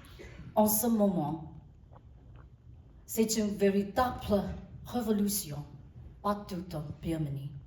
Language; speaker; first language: French; non-native, learner; Burmese